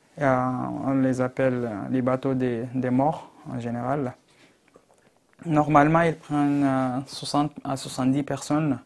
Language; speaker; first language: French; non-native, local second language; Arabic